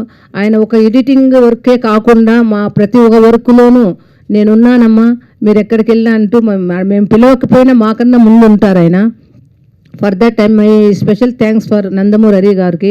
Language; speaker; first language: Telugu; native; Telugu